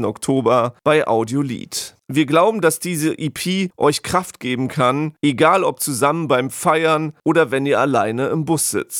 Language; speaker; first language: German; native; German